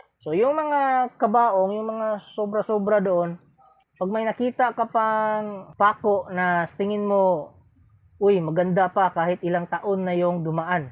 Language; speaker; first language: Filipino; non-native, local second language; Cebuano